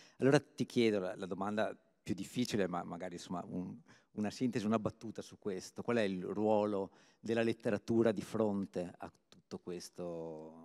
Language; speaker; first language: Italian; native; Italian